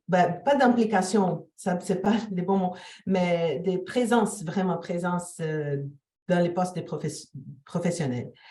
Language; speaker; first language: French; non-native, fluent; Portuguese